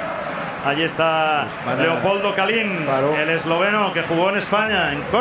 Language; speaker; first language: Spanish; native; Spanish